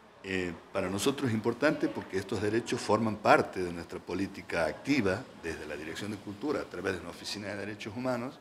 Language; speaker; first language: Spanish; native; Spanish